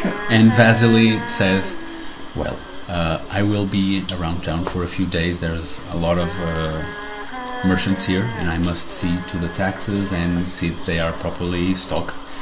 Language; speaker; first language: English; non-native, fluent; Portuguese